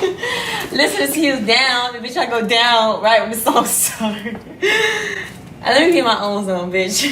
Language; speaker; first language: English; native; English